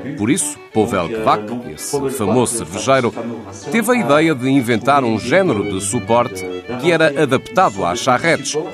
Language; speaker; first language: Portuguese; non-native, fluent; French